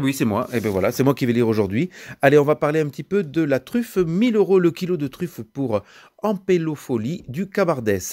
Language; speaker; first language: French; native; French